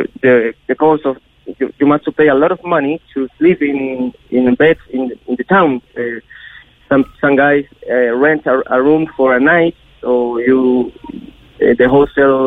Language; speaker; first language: English; non-native, learner; Spanish